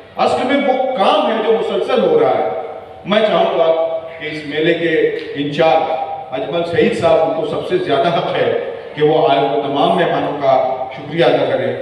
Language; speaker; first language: Urdu; native; Urdu